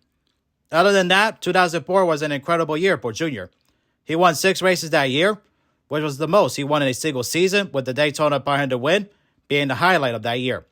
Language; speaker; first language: English; native; English